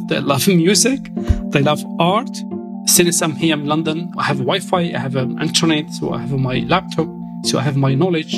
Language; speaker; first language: English; non-native, fluent; Arabic